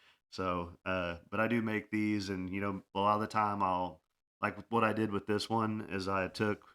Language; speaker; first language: English; native; English